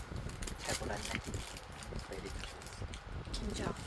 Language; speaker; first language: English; non-native, learner; Korean